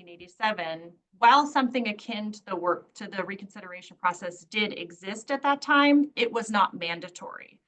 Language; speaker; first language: English; native; English